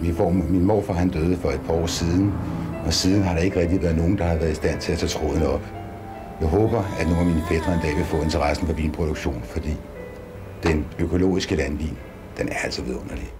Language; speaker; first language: Danish; native; Danish